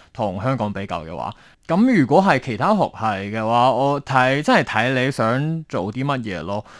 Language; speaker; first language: Cantonese; non-native, fluent; Chinese